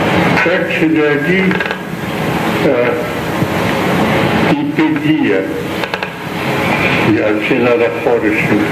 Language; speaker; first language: Greek; non-native, fluent; Russian